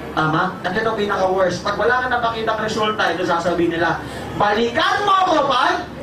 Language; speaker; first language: Filipino; native; Filipino